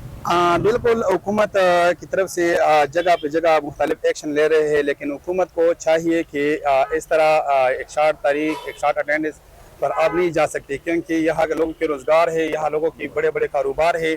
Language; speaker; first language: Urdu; early bilingual, other home language; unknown